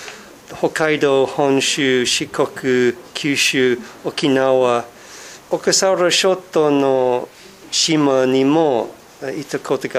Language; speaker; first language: Japanese; non-native, learner; English